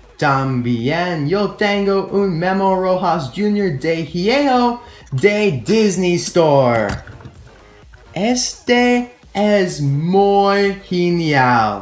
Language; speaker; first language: Spanish; non-native, learner; English